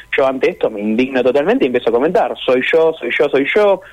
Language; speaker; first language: Spanish; native; Spanish